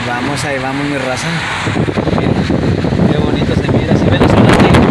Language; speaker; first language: Spanish; native; Spanish